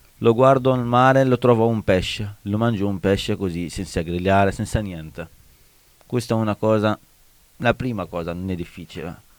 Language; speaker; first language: Italian; non-native, learner; Arabic